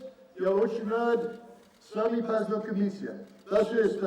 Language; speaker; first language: Russian; non-native, learner; English